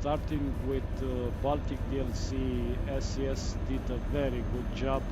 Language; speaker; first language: English; non-native, fluent; Romanian